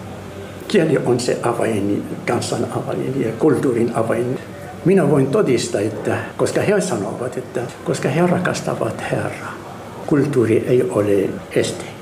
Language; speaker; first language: Finnish; non-native, fluent; Arabic